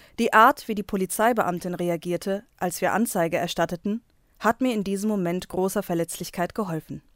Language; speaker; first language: German; native; German